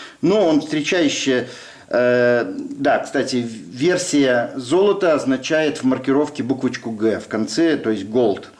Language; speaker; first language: Russian; native; Russian